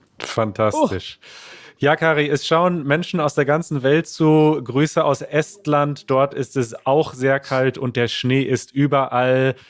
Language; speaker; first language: German; native; German